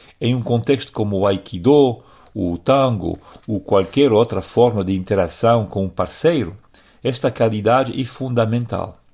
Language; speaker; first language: Portuguese; non-native, fluent; French